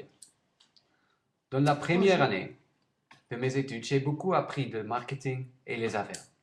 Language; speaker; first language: French; non-native, learner; Dutch